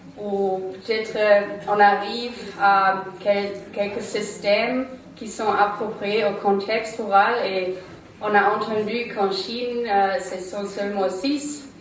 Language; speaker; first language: French; non-native, learner; German